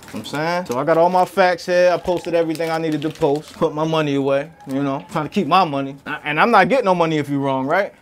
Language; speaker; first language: English; native; English